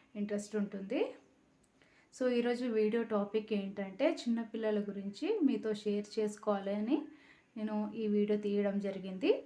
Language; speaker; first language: Telugu; native; Telugu